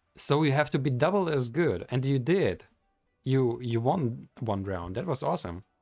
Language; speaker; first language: English; non-native, fluent; German